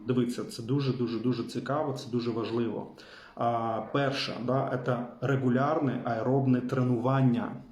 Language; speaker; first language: Ukrainian; non-native, local second language; Russian